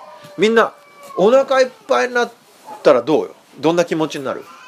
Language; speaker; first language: Japanese; native; Japanese